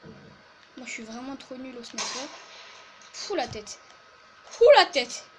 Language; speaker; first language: French; native; French